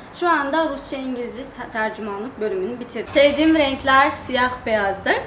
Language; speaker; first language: Turkish; non-native, fluent; Turkmen